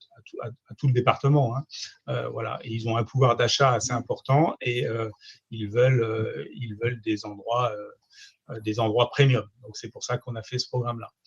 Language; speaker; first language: French; native; French